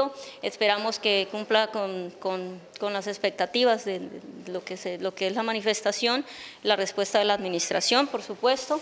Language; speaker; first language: Spanish; native; Spanish